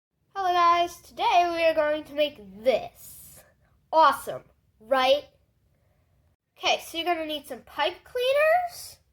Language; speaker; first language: English; native; English